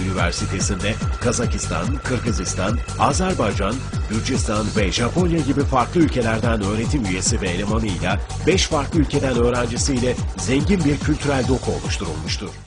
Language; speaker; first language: Turkish; native; Turkish